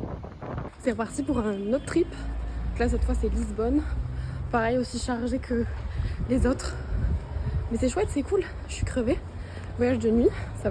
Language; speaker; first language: French; native; French